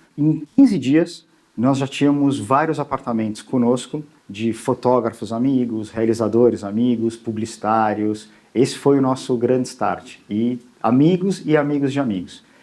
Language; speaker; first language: Portuguese; native; Portuguese